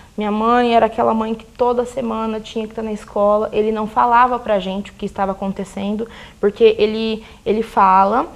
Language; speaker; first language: Portuguese; native; Portuguese